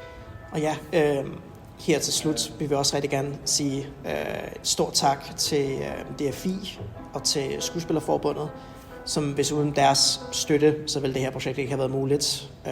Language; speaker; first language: Danish; native; Danish